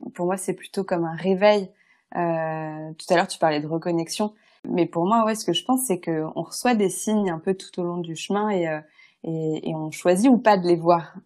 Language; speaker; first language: French; native; French